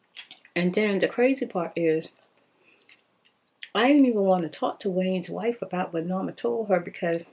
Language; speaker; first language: English; native; English